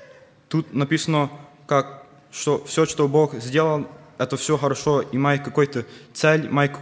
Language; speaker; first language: Russian; early bilingual, heritage; Russian